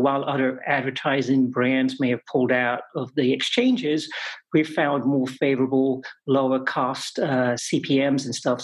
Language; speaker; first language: English; native; English